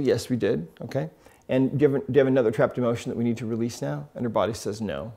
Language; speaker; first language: English; native; English